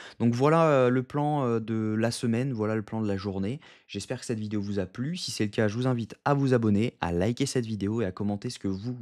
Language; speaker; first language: French; native; French